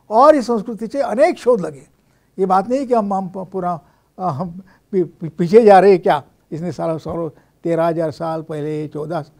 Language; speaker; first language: Hindi; non-native, local second language; Marathi